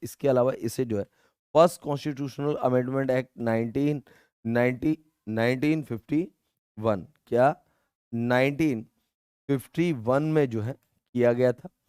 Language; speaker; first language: Hindi; native; Hindi